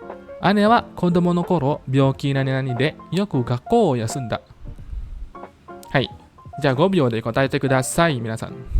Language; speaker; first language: Japanese; non-native, fluent; Indonesian